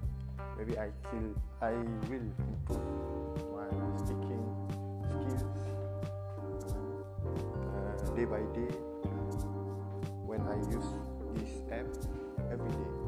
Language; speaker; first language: English; non-native, learner; Malay